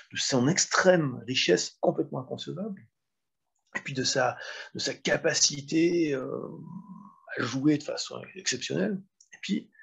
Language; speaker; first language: French; native; French